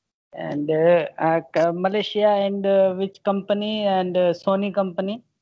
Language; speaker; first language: English; non-native, learner; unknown